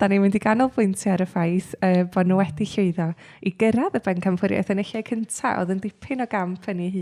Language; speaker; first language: Welsh; native; Welsh